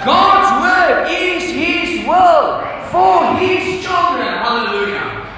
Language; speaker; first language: English; non-native, local second language; Afrikaans